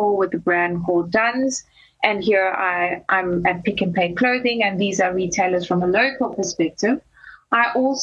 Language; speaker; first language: English; native; English